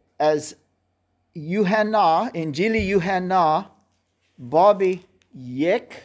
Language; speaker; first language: Persian; non-native, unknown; German